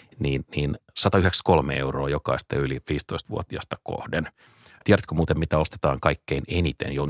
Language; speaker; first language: Finnish; native; Finnish